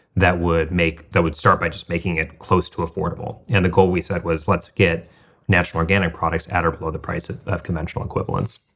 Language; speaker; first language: English; native; English